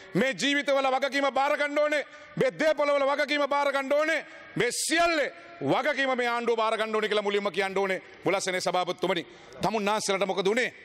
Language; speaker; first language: Sinhala; native; Sinhala